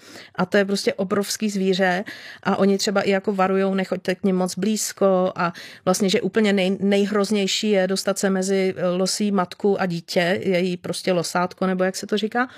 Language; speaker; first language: Czech; native; Czech